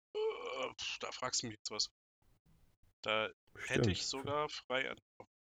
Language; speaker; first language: German; native; German